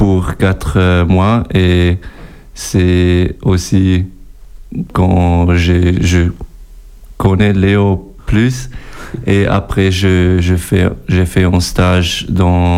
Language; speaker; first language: French; non-native, local second language; German